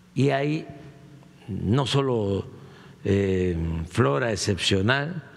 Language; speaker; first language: Spanish; native; Spanish